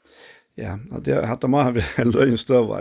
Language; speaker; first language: Danish; non-native, local second language; Faroese